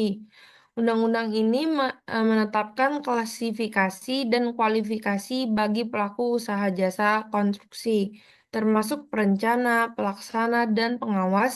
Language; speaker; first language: Indonesian; native; Indonesian